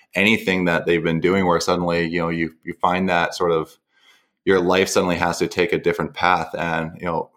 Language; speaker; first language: English; native; English